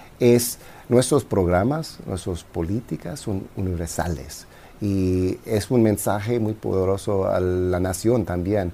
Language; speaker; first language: Spanish; non-native, fluent; English